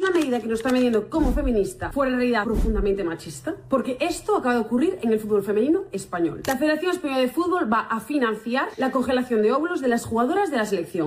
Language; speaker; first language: Spanish; native; Spanish